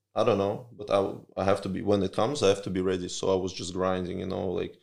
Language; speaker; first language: English; early bilingual, other home language; Russian